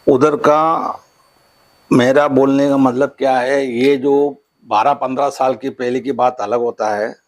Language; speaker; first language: Hindi; non-native, local second language; Tamil